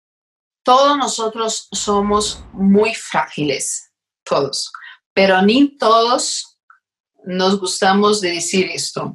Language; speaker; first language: Spanish; non-native, fluent; Portuguese